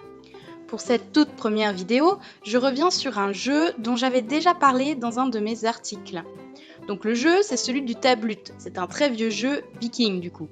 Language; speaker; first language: French; native; French